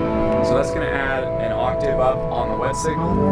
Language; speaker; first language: English; native; English